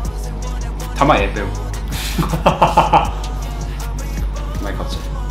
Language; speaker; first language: Thai; non-native, fluent; Korean